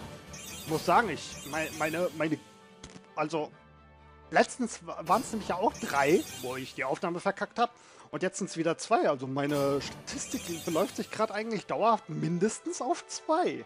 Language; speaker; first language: German; native; German